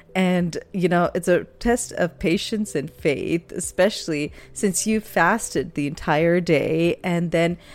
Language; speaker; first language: English; non-native, local second language; Urdu